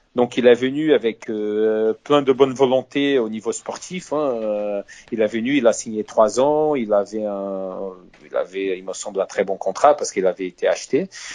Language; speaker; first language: French; non-native, fluent; Portuguese